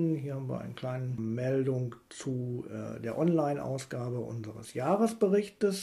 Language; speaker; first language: German; native; German